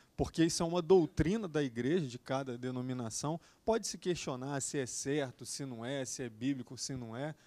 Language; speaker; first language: Portuguese; native; Portuguese